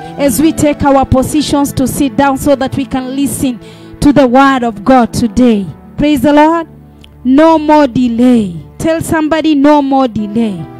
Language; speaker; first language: English; non-native, local second language; Swahili